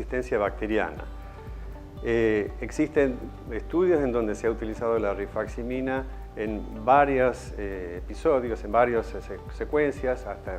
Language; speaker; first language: Spanish; native; Spanish